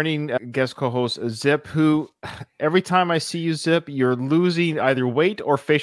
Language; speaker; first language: English; native; English